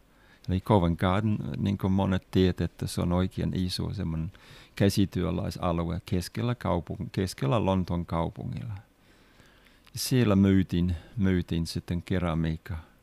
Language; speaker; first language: Finnish; non-native, fluent; English